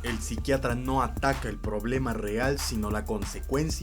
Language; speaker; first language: Spanish; native; Spanish